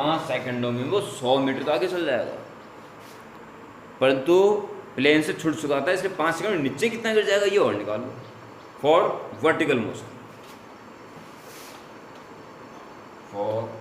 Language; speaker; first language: Hindi; native; Hindi